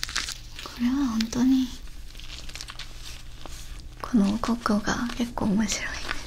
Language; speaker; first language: Japanese; non-native, learner; Korean